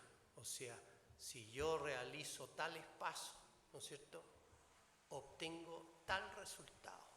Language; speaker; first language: Spanish; native; Spanish